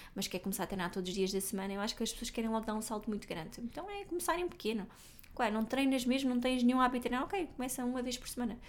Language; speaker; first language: Portuguese; native; Portuguese